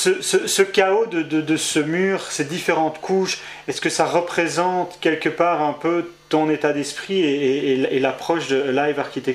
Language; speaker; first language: French; native; French